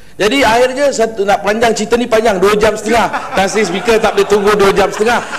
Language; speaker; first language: Malay; non-native, local second language; Tamil